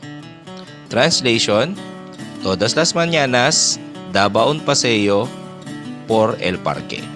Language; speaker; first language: Spanish; non-native, fluent; Filipino